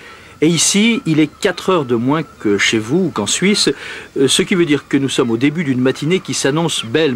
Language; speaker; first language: French; native; French